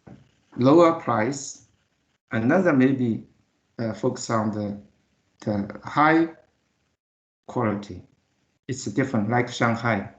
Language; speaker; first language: English; non-native, learner; Chinese